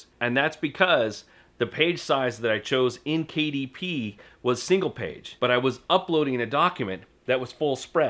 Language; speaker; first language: English; native; English